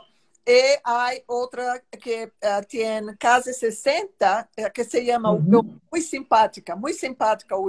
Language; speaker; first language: Spanish; non-native, fluent; Portuguese